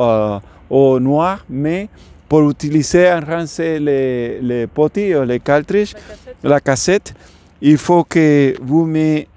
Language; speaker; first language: French; non-native, learner; English